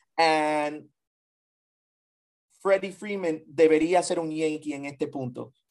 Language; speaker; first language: Spanish; early bilingual, heritage; Spanish